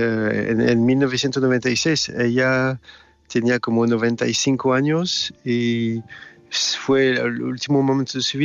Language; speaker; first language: Spanish; non-native, learner; French